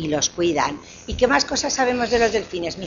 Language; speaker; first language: Spanish; native; Spanish